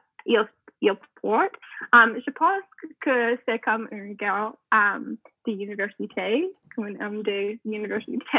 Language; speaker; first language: French; non-native, learner; English